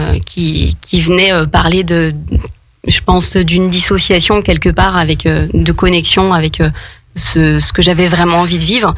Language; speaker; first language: French; native; French